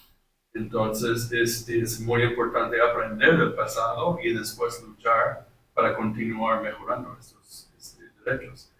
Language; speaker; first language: Spanish; non-native, fluent; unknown